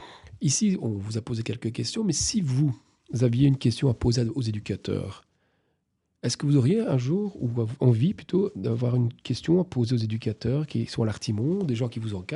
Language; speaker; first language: French; native; French